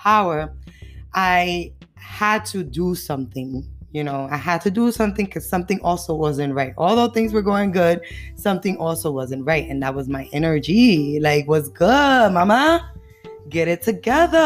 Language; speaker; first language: English; native; English